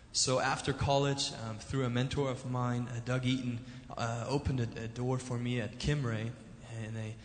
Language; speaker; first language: English; early bilingual, other home language; German